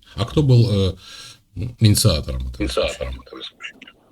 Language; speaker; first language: Russian; native; Russian